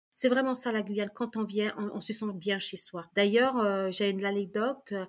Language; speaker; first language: French; early bilingual, other home language; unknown